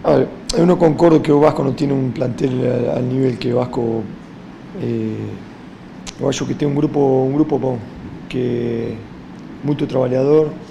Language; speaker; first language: Portuguese; non-native, fluent; Spanish